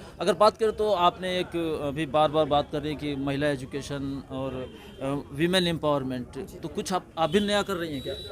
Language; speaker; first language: Hindi; native; Hindi